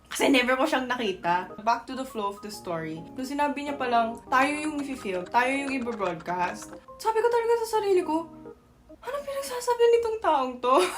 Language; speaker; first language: Filipino; non-native, fluent; Korean